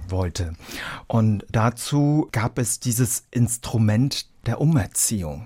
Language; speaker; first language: German; early bilingual, other home language; Vietnamese